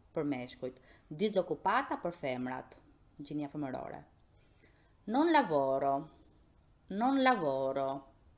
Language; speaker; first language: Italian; non-native, fluent; Albanian